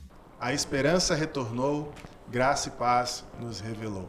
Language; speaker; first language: Portuguese; native; Portuguese